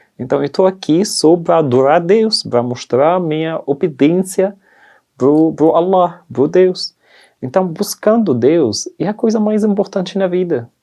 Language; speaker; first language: Portuguese; non-native, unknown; Arabic